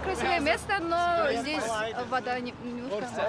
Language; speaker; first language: Russian; non-native, local second language; Kyrgyz